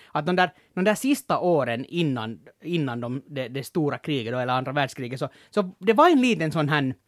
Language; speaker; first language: Swedish; native; Swedish